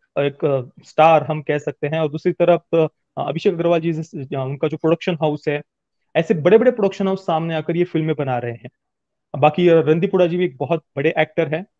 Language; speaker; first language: Hindi; native; Hindi